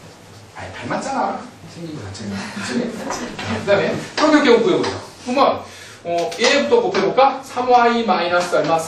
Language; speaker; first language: Korean; native; Korean